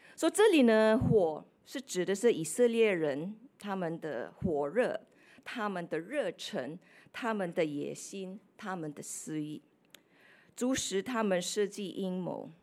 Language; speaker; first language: Chinese; non-native, fluent; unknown